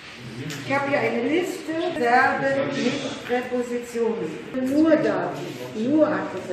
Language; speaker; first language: German; non-native, fluent; Mongolian